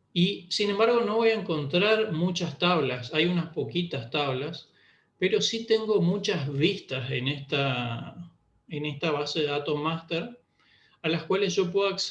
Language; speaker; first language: Spanish; native; Spanish